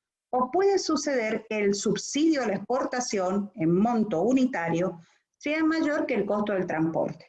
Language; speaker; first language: Spanish; native; Spanish